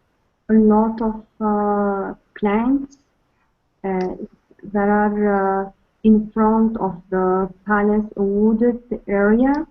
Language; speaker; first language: English; non-native, learner; Arabic